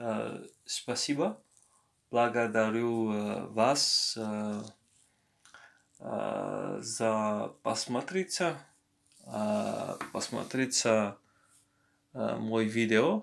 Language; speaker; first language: Russian; non-native, learner; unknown